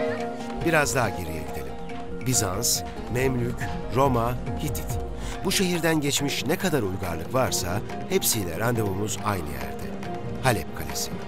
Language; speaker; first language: Turkish; native; Turkish